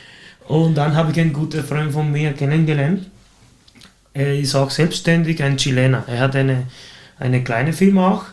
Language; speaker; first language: German; non-native, fluent; Spanish